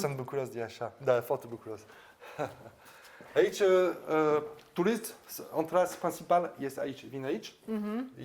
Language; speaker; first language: Romanian; non-native, learner; French